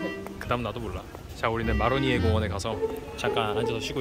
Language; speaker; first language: Korean; native; Korean